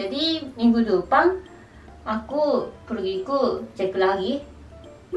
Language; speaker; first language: Indonesian; non-native, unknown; Japanese